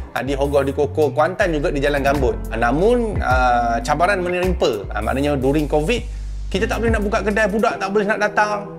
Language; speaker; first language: Malay; native; Malay